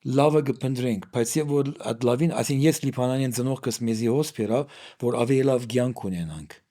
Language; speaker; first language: Armenian; native; Armenian